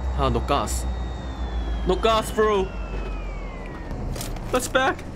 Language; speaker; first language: English; non-native, learner; Korean